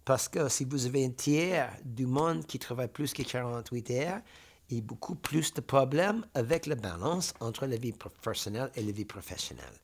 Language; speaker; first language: French; non-native, fluent; English